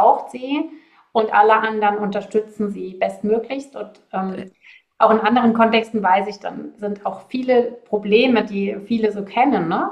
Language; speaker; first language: German; native; German